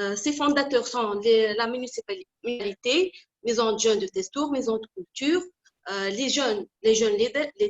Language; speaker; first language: French; non-native, local second language; Arabic